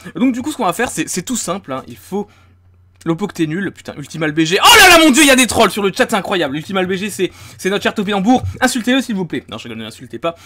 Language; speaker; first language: French; native; French